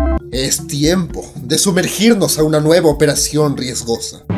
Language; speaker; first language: Spanish; native; Spanish